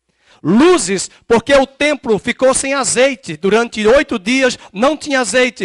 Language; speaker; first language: Portuguese; native; Portuguese